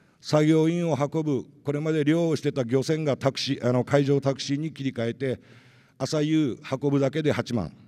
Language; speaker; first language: Japanese; native; Japanese